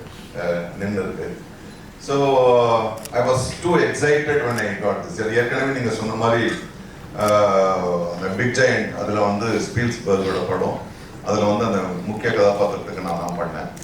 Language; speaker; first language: Tamil; native; Tamil